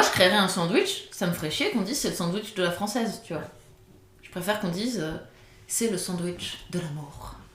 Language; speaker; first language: French; native; French